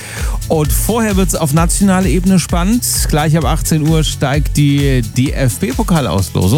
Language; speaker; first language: German; native; German